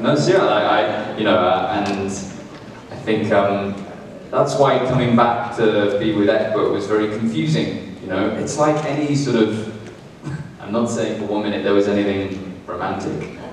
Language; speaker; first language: English; native; English